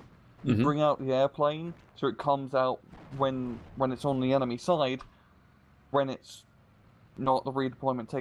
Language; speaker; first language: English; native; English